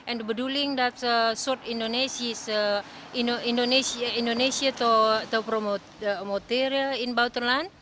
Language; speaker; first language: Dutch; non-native, learner; Indonesian